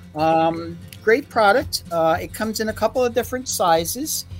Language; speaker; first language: English; native; English